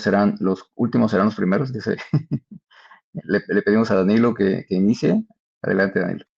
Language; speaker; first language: Spanish; native; Spanish